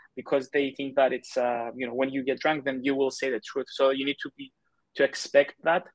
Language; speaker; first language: English; non-native, fluent; Greek